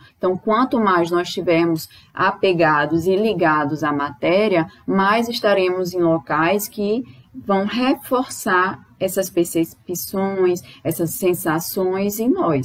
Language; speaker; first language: Portuguese; native; Portuguese